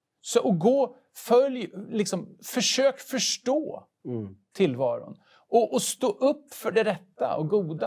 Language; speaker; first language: Swedish; native; Swedish